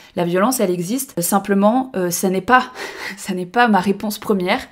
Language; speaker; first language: French; native; French